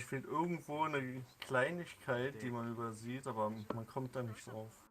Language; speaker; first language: German; native; German